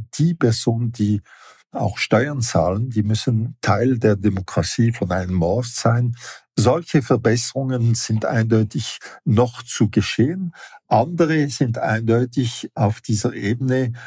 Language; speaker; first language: German; non-native, fluent; French